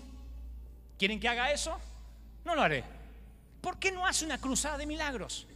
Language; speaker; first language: Spanish; native; Spanish